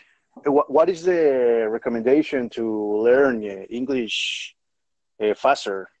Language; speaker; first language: English; non-native, learner; Spanish